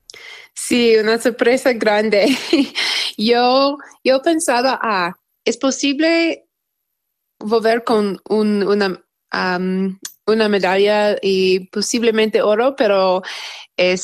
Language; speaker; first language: Spanish; non-native, learner; English